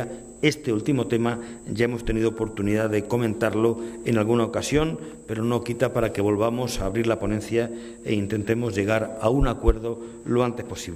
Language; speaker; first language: Spanish; native; Spanish